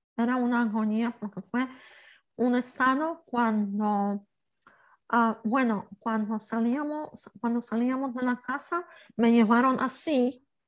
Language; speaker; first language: Spanish; non-native, fluent; Polish